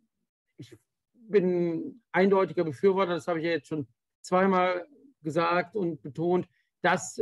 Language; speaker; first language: German; native; German